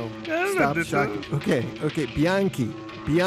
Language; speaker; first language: English; native; English